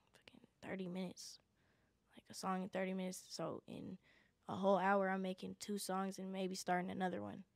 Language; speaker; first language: English; native; English